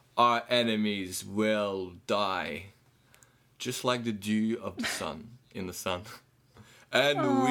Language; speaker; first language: English; non-native, fluent; Ukrainian